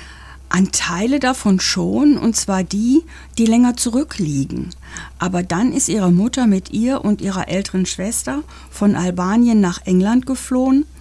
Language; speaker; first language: German; native; German